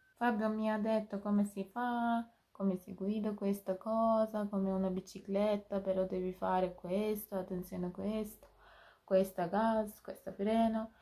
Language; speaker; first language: Italian; non-native, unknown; Turkish